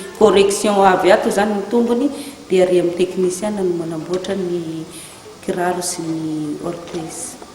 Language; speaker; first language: Malagasy; native; Malagasy